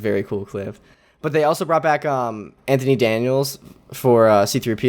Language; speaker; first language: English; native; English